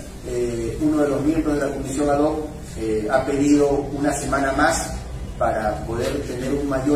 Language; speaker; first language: Spanish; native; Spanish